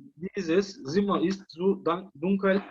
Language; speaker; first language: German; non-native, learner; Turkish